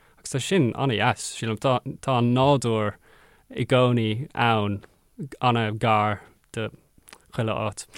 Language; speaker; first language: Irish; non-native, local second language; English